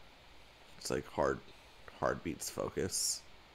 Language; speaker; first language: English; native; English